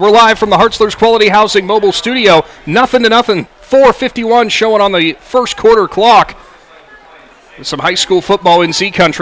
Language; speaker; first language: English; native; English